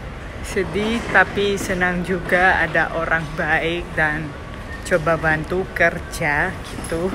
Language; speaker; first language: Indonesian; non-native, fluent; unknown